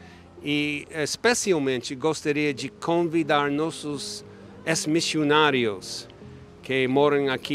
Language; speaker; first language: Portuguese; non-native, fluent; English